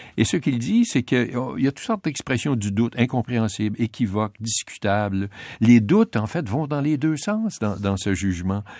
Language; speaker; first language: French; native; French